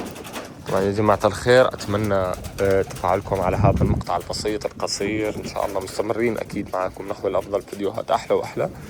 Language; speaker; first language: Arabic; native; Arabic